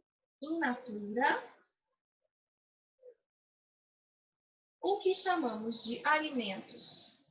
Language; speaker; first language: Portuguese; native; Portuguese